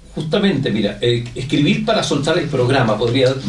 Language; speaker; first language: Spanish; native; Spanish